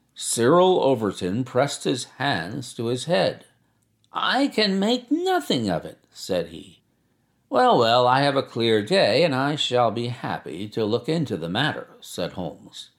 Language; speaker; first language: English; native; English